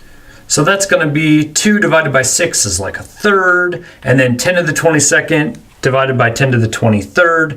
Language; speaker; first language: English; native; English